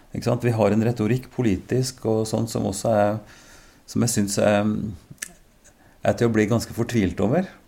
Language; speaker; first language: Norwegian; native; Norwegian